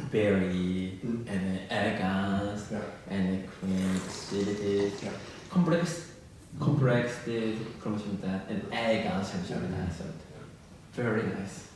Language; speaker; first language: English; non-native, learner; Japanese